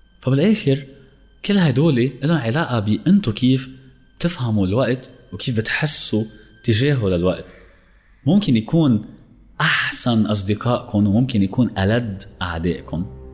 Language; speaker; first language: Arabic; native; Arabic